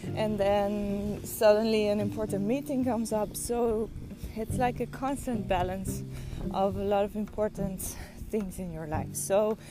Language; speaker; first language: English; non-native, fluent; Dutch